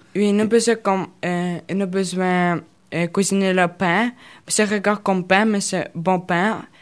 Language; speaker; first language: French; non-native, learner; Russian